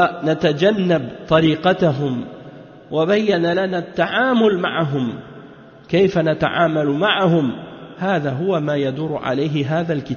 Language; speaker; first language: Arabic; non-native, fluent; French